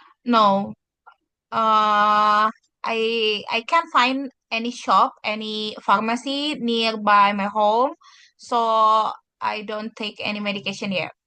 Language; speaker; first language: English; non-native, fluent; Indonesian